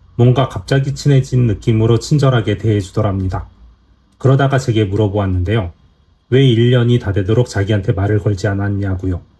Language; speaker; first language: Korean; native; Korean